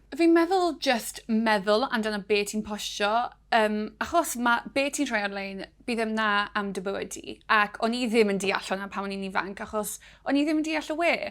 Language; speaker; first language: Welsh; non-native, local second language; English